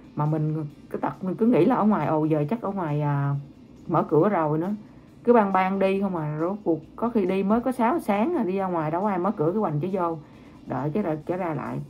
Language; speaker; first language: Vietnamese; native; Vietnamese